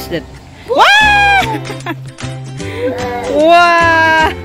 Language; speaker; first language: English; non-native, local second language; Malay